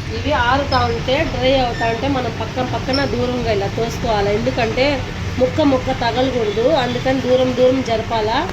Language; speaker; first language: Telugu; non-native, local second language; Urdu